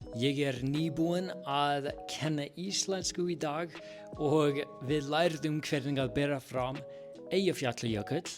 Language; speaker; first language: Icelandic; non-native, fluent; English